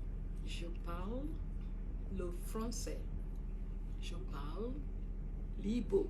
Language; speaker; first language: French; non-native, fluent; Igbo